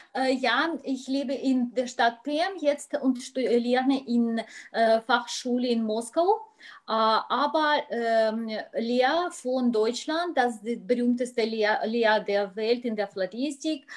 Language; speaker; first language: German; non-native, learner; Russian